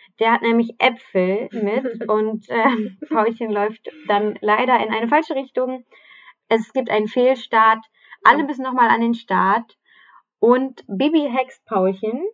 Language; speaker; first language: German; native; German